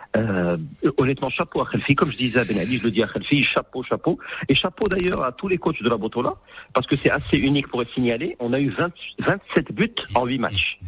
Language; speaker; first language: French; non-native, local second language; Arabic